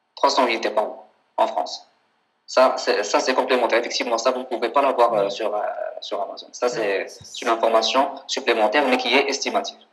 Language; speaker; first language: French; non-native, local second language; Arabic